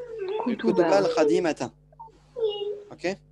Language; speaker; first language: Arabic; non-native, fluent; French